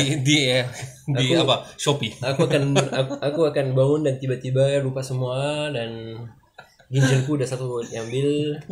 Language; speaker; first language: Indonesian; non-native, learner; French